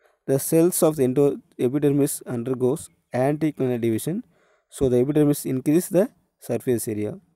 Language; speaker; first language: English; non-native, local second language; Tamil